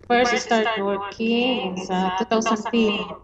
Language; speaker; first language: English; non-native, learner; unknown